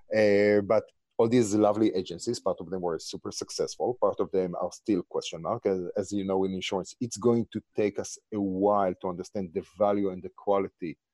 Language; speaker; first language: English; non-native, fluent; Hebrew